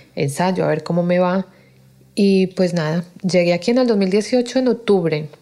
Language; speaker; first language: Spanish; native; Spanish